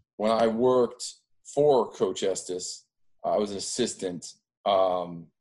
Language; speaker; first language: English; native; English